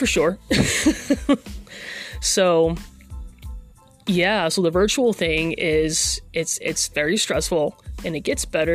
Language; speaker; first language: English; native; English